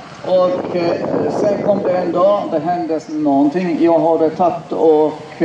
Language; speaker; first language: Swedish; non-native, fluent; Finnish